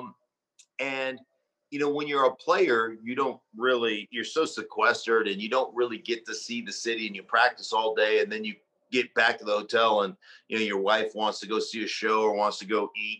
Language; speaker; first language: English; native; English